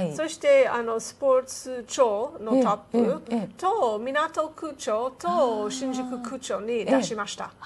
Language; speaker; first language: Japanese; non-native, fluent; English